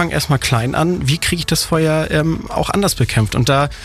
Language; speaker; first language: German; native; German